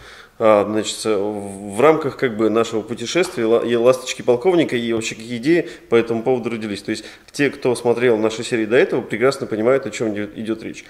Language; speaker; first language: Russian; native; Russian